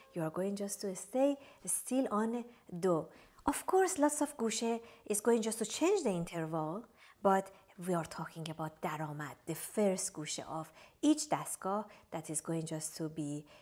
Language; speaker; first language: English; non-native, fluent; Persian